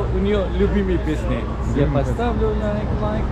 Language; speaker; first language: Russian; non-native, learner; Turkish